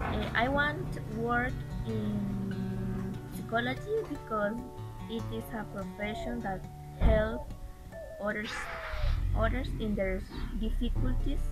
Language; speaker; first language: English; non-native, learner; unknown